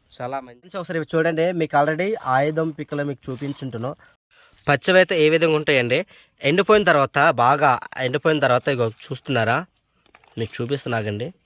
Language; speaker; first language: Telugu; non-native, local second language; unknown